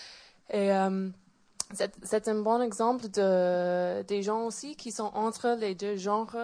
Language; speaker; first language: French; non-native, fluent; English